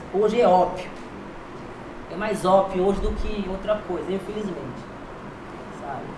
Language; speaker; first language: Portuguese; non-native, local second language; Kabuverdianu